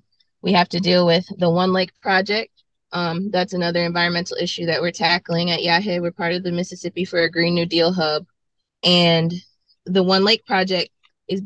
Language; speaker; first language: English; native; English